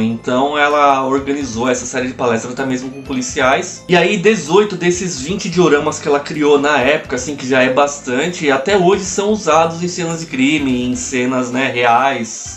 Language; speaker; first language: Portuguese; native; Portuguese